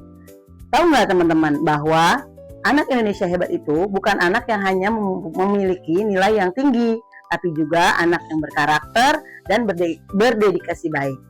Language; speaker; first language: Indonesian; native; Indonesian